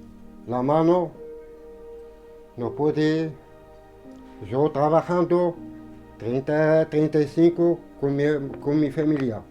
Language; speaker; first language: Spanish; non-native, learner; Arabic